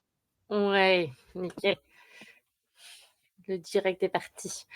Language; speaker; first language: French; native; French